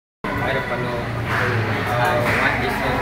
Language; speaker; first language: English; non-native, learner; Indonesian